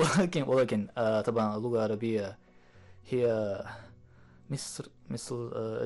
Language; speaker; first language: Arabic; non-native, learner; Japanese